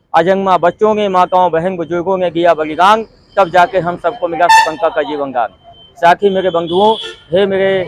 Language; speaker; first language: Hindi; native; Hindi